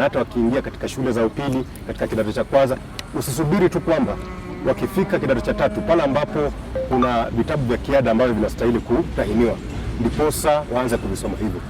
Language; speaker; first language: Swahili; non-native, local second language; Luyia